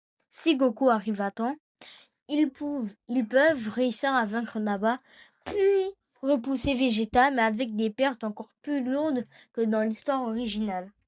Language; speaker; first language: French; native; French